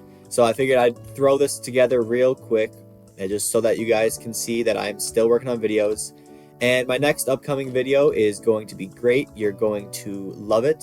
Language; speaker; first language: English; native; English